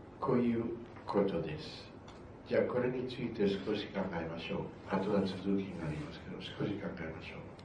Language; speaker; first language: Japanese; non-native, fluent; Spanish